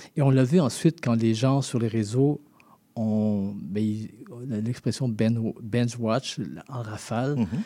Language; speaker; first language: French; native; French